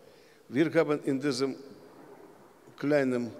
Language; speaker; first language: German; non-native, learner; Russian